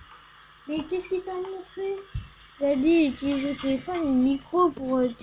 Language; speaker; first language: French; native; French